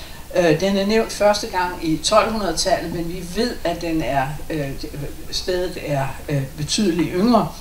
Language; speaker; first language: Danish; native; Danish